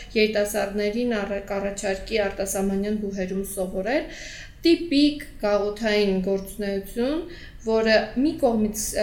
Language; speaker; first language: Armenian; early bilingual, heritage; Armenian